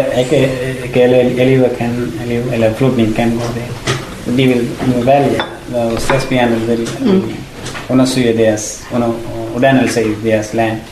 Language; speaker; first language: Danish; non-native, learner; Tamil